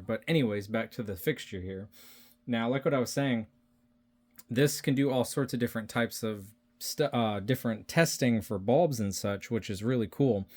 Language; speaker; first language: English; native; English